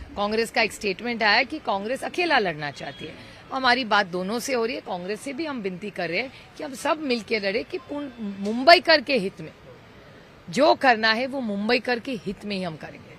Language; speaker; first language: Hindi; non-native, local second language; Marathi